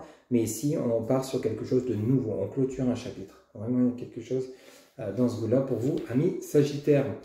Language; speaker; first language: French; native; French